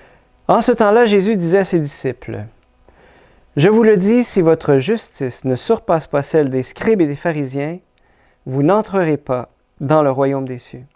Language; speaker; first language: French; native; French